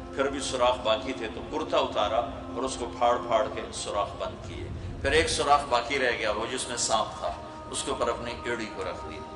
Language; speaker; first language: Urdu; non-native, local second language; Punjabi